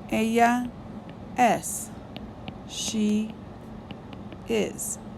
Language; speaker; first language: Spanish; non-native, fluent; English